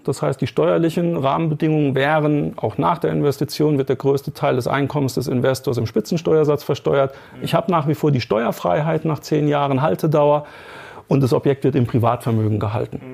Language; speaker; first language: German; native; German